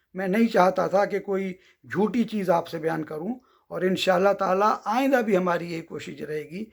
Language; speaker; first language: Urdu; native; Urdu